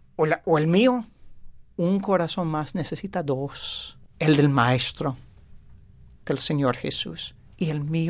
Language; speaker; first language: Spanish; non-native, fluent; English